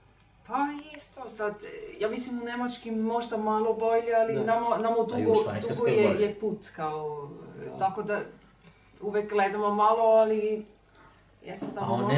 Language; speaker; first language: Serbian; non-native, learner; German